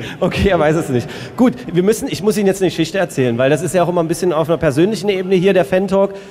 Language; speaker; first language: German; native; German